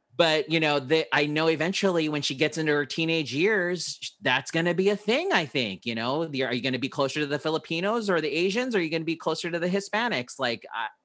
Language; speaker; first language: English; early bilingual, other home language; Filipino